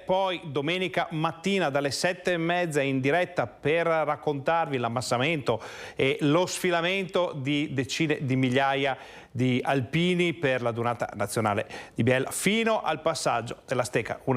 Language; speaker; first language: Italian; native; Italian